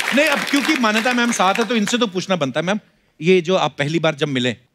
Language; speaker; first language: Hindi; native; Hindi